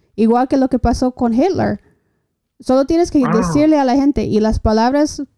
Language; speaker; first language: Spanish; non-native, fluent; English